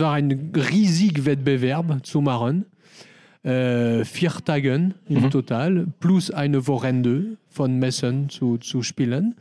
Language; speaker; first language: German; non-native, learner; French